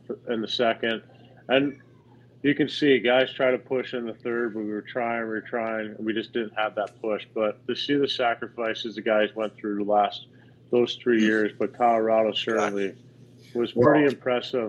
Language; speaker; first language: English; native; English